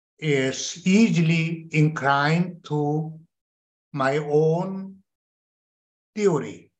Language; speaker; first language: English; non-native, learner; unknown